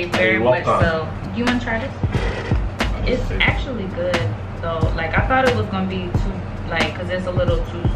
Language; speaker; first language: English; native; English